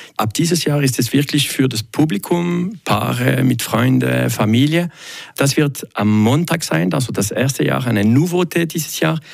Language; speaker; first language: German; non-native, local second language; French